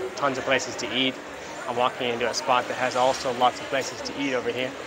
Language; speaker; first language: English; native; English